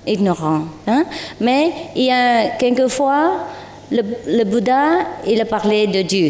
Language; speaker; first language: French; non-native, learner; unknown